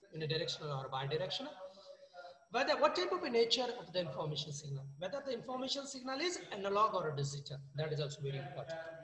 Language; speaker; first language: English; non-native, local second language; Marathi